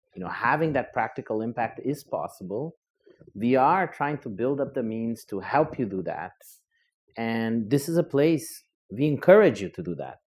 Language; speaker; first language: English; non-native, fluent; Portuguese